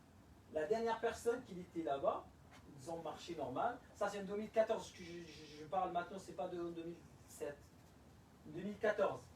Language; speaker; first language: French; non-native, fluent; Arabic